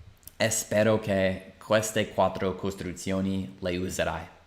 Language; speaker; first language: Italian; non-native, fluent; English